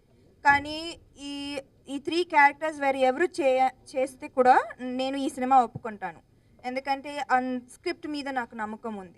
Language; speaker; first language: Telugu; non-native, local second language; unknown